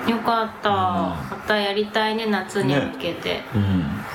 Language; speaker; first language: Japanese; native; Japanese